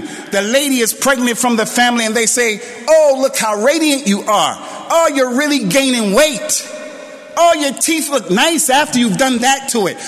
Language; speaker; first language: English; native; English